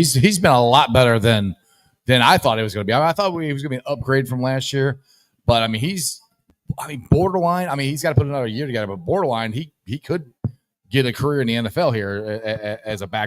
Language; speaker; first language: English; native; English